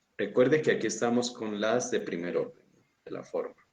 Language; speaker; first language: Spanish; native; Spanish